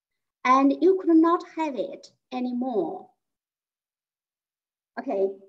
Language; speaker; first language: English; non-native, fluent; Chinese